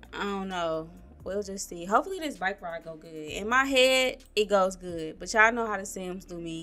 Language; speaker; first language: English; native; English